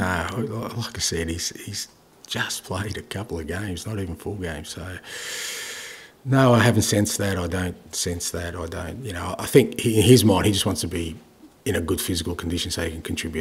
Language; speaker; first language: English; native; English